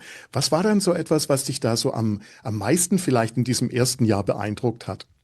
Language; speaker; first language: German; native; German